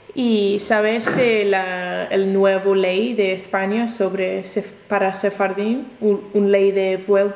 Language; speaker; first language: Spanish; non-native, learner; English